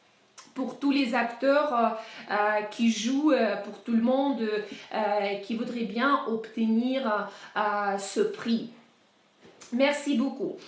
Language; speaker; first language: French; non-native, fluent; Russian